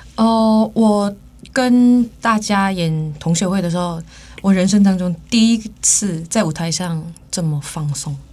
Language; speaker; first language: Chinese; non-native, fluent; Korean